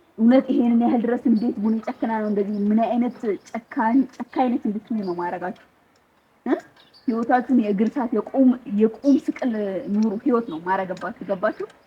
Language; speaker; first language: Amharic; native; Amharic